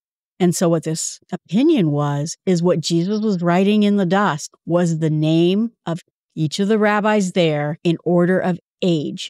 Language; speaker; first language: English; native; English